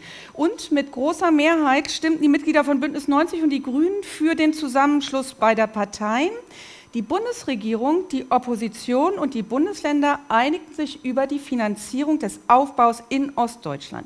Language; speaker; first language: German; native; German